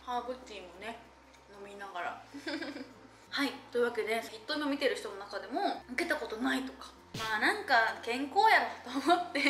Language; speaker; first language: Japanese; native; Japanese